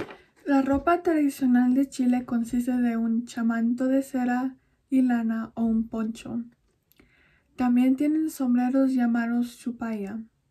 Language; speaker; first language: Spanish; early bilingual, heritage; Spanish